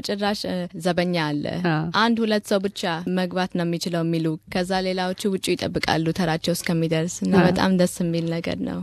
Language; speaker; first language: Amharic; early bilingual, heritage; Amharic